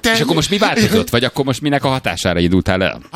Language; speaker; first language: Hungarian; native; Hungarian